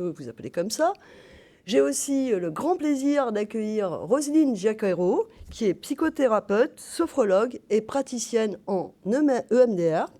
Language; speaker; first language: French; native; French